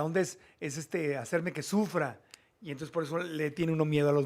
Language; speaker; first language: Spanish; native; Spanish